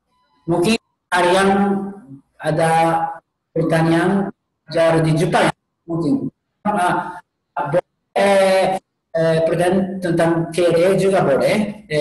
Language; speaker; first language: Indonesian; non-native, learner; Japanese